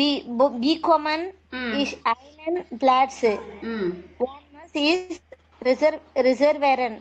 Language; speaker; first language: German; non-native, learner; Tamil